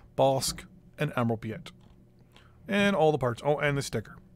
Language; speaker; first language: English; native; English